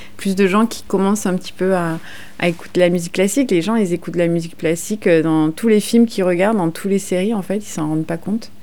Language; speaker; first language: French; native; French